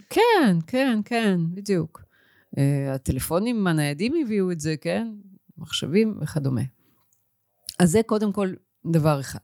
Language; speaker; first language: Hebrew; native; Hebrew